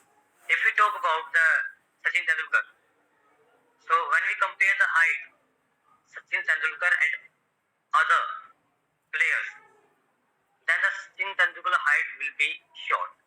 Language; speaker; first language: English; non-native, local second language; Hindi